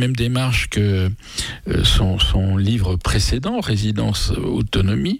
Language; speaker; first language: French; native; French